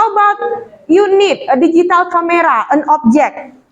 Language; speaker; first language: English; non-native, fluent; Indonesian